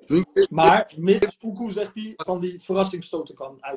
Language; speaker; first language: Dutch; early bilingual, other home language; Turkish